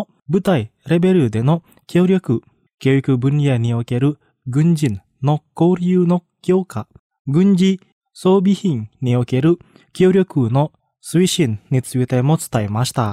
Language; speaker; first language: Japanese; non-native, fluent; Indonesian